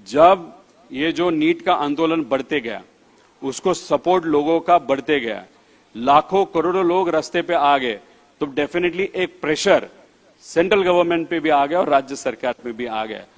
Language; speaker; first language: Hindi; non-native, local second language; Marathi